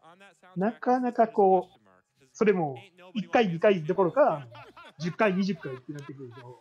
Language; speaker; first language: Japanese; native; Japanese